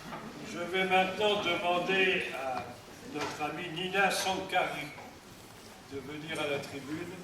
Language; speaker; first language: French; native; French